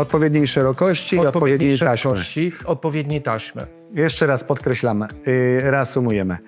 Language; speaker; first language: Polish; native; Polish